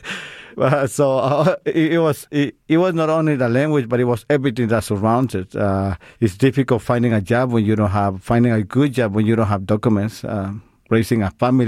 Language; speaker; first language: English; non-native, fluent; Spanish